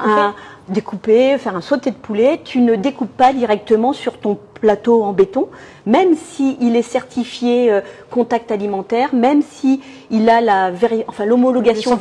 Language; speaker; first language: French; native; French